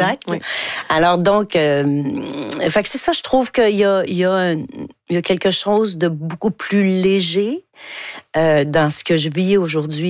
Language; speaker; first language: French; native; French